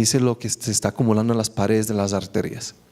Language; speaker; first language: Spanish; native; Spanish